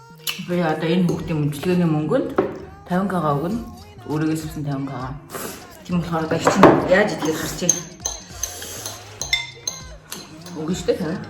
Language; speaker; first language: Mongolian; native; Mongolian